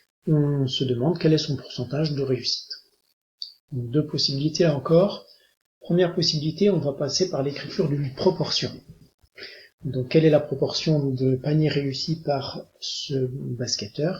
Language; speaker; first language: French; native; French